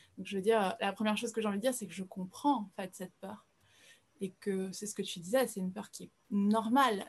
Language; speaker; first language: French; early bilingual, other home language; Portuguese